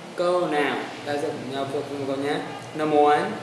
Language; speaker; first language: English; non-native, fluent; Vietnamese